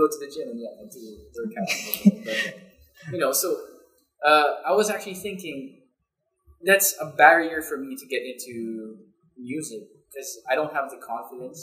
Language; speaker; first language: English; non-native, local second language; Hiligaynon